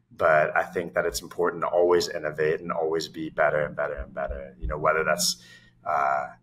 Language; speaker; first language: English; native; English